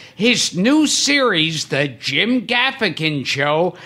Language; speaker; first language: English; native; English